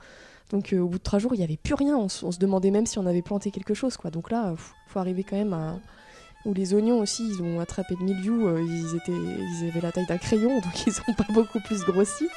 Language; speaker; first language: French; native; French